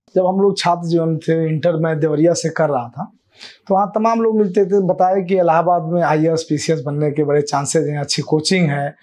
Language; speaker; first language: Hindi; native; Hindi